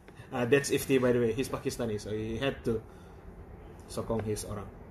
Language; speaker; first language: English; non-native, local second language; Malay